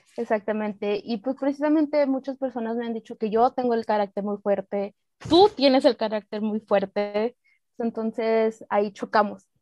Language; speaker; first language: Spanish; native; Spanish